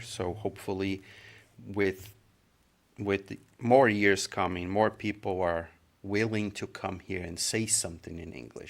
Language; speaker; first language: English; non-native, fluent; Portuguese